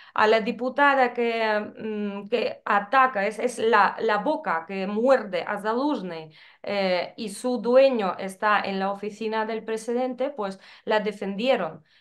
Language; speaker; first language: Spanish; non-native, fluent; Ukrainian